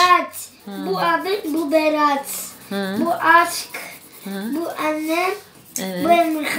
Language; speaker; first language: Turkish; early bilingual, heritage; Turkish